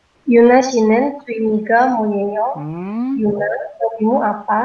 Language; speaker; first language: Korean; non-native, learner; Indonesian